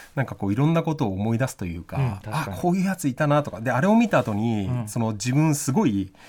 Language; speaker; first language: Japanese; native; Japanese